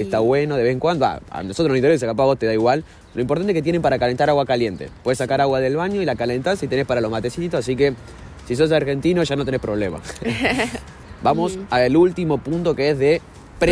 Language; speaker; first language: Spanish; native; Spanish